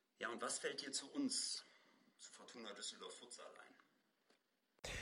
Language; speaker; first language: German; native; German